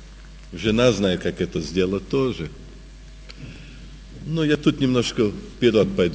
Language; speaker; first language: Russian; early bilingual, heritage; Russian